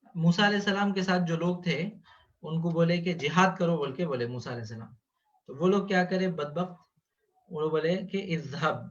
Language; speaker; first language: Urdu; native; Urdu